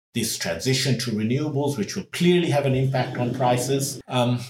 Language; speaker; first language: English; early bilingual, other home language; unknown